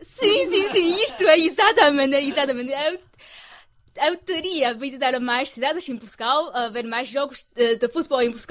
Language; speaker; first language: Portuguese; non-native, fluent; Chinese